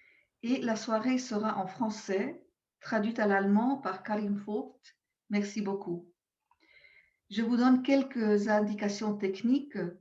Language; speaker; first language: French; non-native, local second language; German